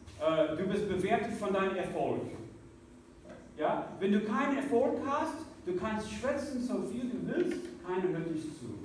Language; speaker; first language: German; non-native, fluent; English